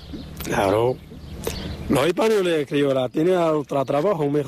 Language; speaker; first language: Spanish; non-native, learner; Arabic